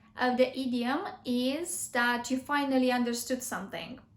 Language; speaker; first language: English; non-native, fluent; Romanian